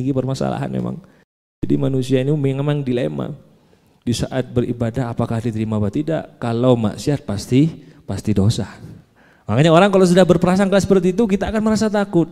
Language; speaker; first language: Indonesian; native; Indonesian